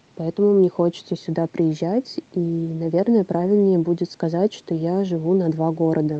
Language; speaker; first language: Russian; native; Russian